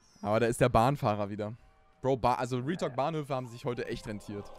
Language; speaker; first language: German; native; German